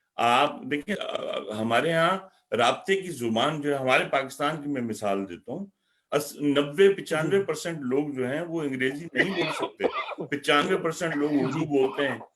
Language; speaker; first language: Urdu; native; Urdu